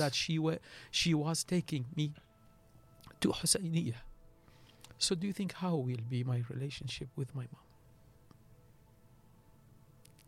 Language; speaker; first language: English; non-native, learner; Arabic